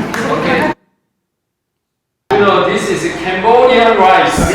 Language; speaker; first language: English; non-native, learner; Korean